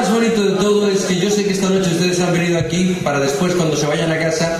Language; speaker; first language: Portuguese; non-native, learner; Spanish